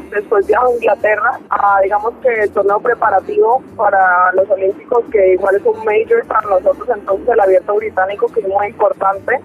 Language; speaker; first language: Spanish; native; Spanish